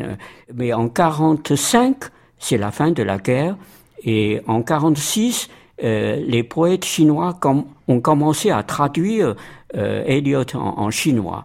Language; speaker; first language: French; non-native, fluent; Chinese